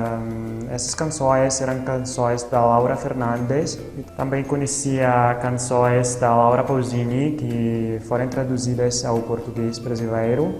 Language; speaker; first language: Portuguese; non-native, fluent; Italian